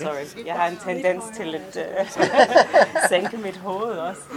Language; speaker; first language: Danish; non-native, fluent; English